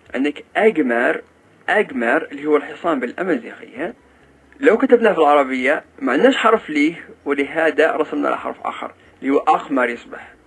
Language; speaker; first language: Arabic; non-native, local second language; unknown